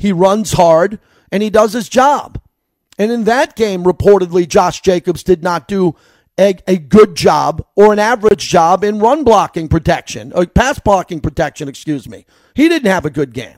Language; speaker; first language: English; native; English